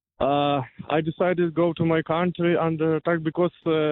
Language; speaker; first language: English; non-native, learner; Ukrainian